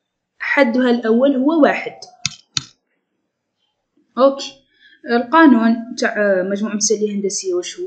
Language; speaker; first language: Arabic; native; Arabic